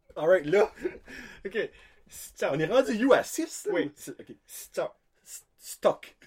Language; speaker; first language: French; native; French